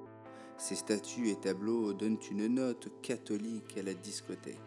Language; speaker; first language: French; native; French